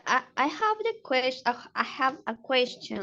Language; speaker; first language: English; non-native, learner; Spanish